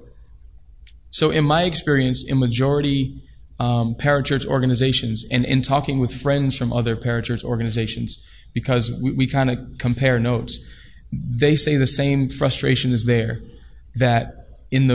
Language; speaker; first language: English; native; English